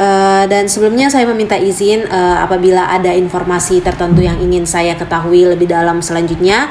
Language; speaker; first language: Indonesian; native; Indonesian